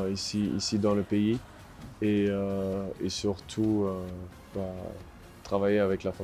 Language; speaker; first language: French; non-native, fluent; German